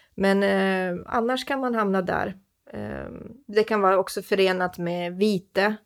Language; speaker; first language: Swedish; non-native, fluent; Croatian